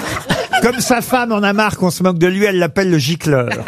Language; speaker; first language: French; native; French